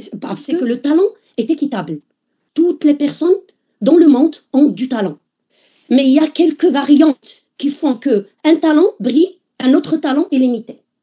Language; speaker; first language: French; non-native, local second language; Arabic